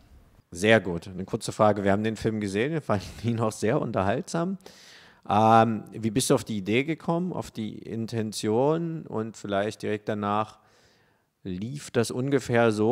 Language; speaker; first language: German; native; German